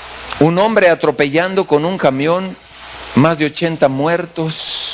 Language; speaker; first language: Spanish; native; Spanish